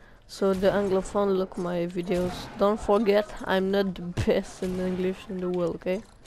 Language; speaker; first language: English; non-native, learner; French